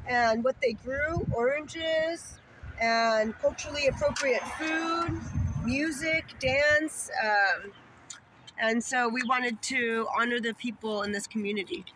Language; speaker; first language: English; native; English